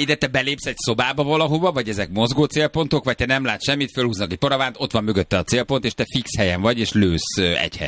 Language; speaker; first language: Hungarian; native; Hungarian